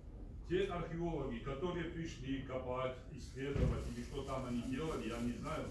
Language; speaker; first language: Russian; native; Russian